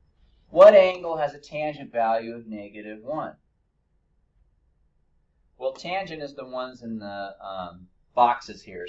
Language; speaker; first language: English; native; English